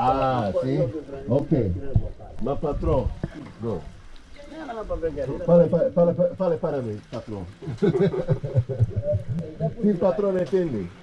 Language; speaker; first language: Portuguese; non-native, learner; English